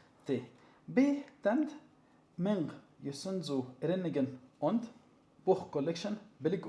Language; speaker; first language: Mongolian; non-native, learner; Arabic